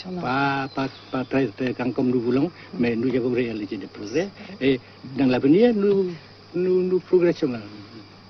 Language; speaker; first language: French; non-native, local second language; Vietnamese